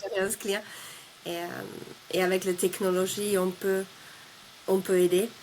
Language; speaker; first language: French; non-native, fluent; Finnish